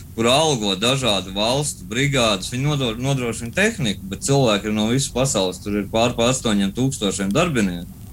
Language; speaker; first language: Latvian; native; Latvian